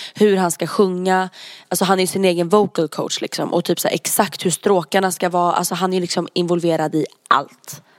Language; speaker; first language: Swedish; native; Swedish